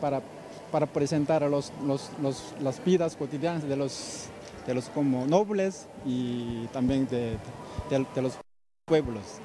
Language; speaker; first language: Spanish; non-native, fluent; Korean